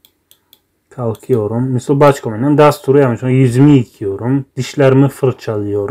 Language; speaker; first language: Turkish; non-native, fluent; Tajik